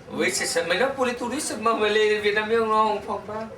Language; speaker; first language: French; non-native, fluent; Vietnamese